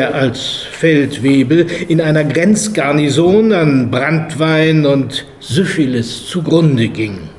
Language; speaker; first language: German; native; German